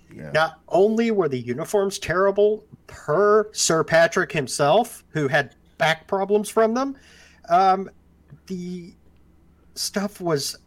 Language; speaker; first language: English; native; English